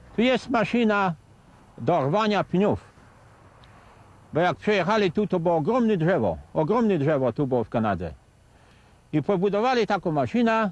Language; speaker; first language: Polish; early bilingual, heritage; Kashubian